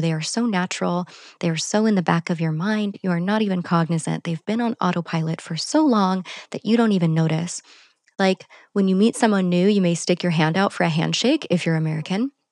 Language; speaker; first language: English; native; English